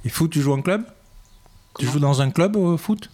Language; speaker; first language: French; native; French